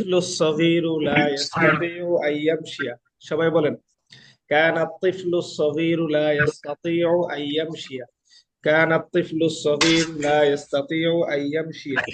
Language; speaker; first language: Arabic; non-native, fluent; Bangla